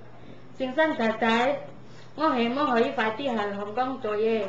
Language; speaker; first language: Cantonese; non-native, learner; Indonesian